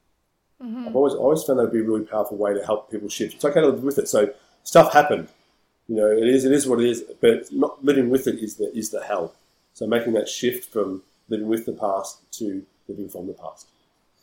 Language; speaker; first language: English; native; English